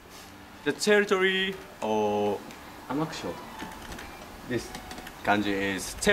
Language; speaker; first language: English; non-native, learner; Japanese